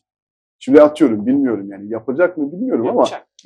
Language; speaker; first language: Turkish; non-native, fluent; French